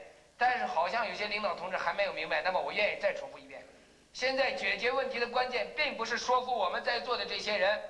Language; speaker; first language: Chinese; native; Chinese